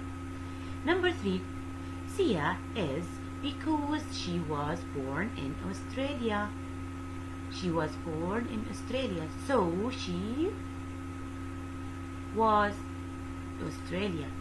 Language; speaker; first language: English; non-native, fluent; Arabic